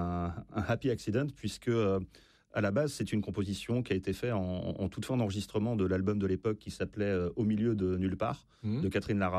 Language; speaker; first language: French; native; French